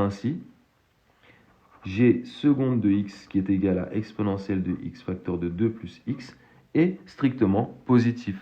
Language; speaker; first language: French; native; French